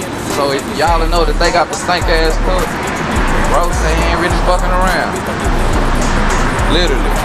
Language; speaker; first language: English; native; English